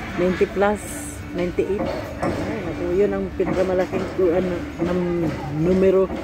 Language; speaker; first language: Filipino; non-native, local second language; Cebuano